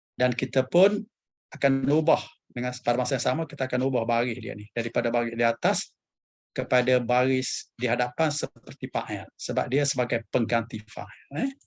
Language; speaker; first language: Malay; native; Malay